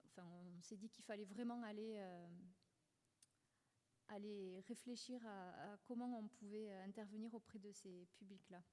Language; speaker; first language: French; native; French